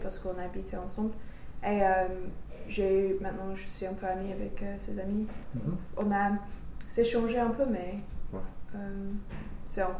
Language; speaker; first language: French; non-native, fluent; English